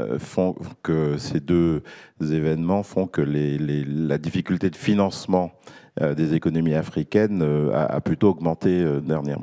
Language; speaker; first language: French; native; French